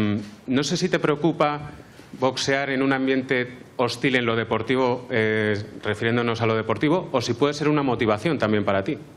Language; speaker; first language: Spanish; native; Spanish